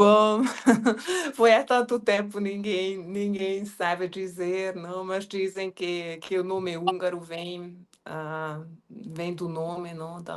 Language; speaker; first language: Portuguese; non-native, fluent; Hungarian